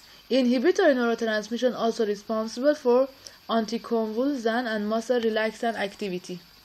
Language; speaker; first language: English; non-native, fluent; Persian